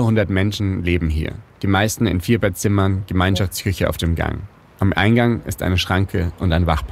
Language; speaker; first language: German; native; German